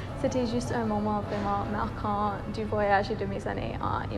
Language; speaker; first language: French; non-native, local second language; English